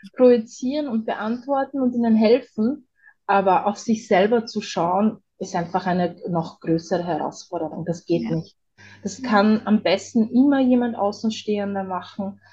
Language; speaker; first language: German; native; German